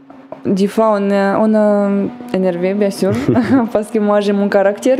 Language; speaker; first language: French; non-native, learner; Russian